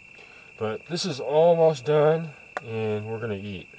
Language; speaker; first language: English; native; English